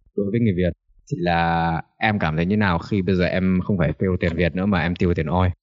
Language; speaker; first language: Vietnamese; early bilingual, heritage; Vietnamese